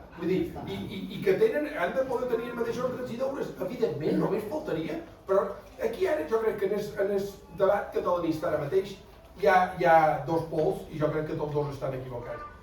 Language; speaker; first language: Catalan; native; Catalan